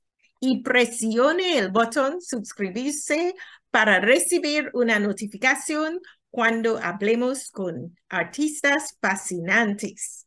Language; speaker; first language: Spanish; non-native, fluent; English